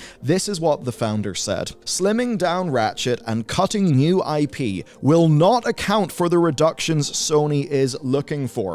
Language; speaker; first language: English; native; English